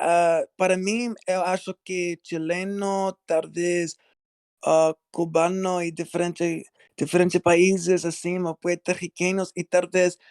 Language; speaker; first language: Portuguese; non-native, learner; English